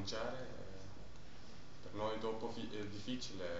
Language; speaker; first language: Italian; non-native, learner; German